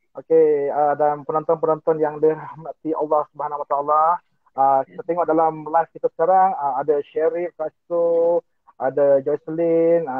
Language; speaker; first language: Malay; non-native, local second language; Iban